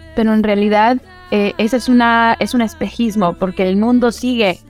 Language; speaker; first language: Spanish; early bilingual, heritage; Spanish